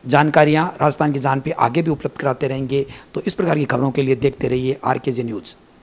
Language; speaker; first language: Hindi; native; Hindi